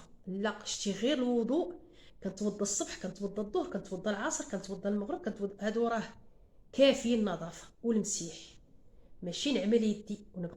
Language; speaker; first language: Arabic; native; Arabic